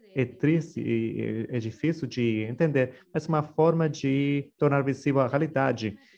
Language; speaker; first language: Portuguese; non-native, fluent; Spanish